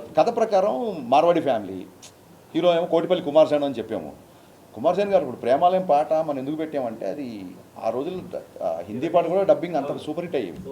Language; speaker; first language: Telugu; native; Telugu